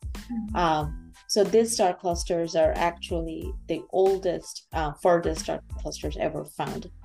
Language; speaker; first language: English; non-native, local second language; Bangla